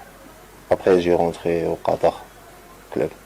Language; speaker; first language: French; non-native, learner; Arabic